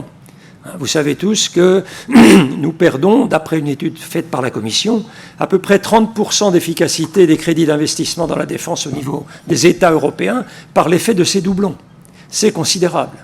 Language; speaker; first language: French; native; French